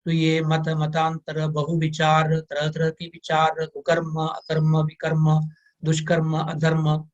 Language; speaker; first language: Hindi; non-native, local second language; Kannada